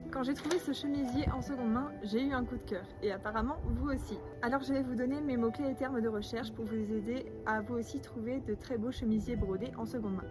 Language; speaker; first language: French; native; French